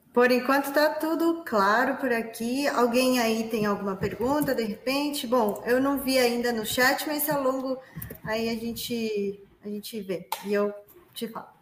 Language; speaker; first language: Portuguese; non-native, fluent; Spanish